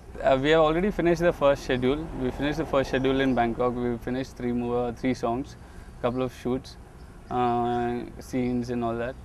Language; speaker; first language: English; non-native, local second language; Telugu